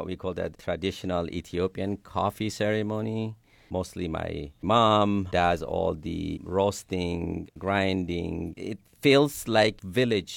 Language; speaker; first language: English; non-native, fluent; Sidamo